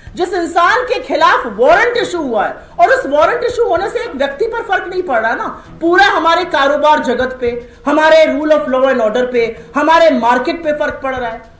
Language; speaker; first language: Hindi; native; Hindi